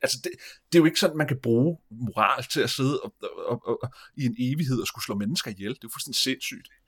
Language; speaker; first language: Danish; native; Danish